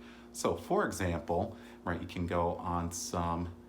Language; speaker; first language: English; native; English